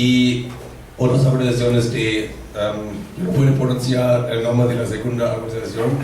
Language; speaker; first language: Spanish; non-native, fluent; German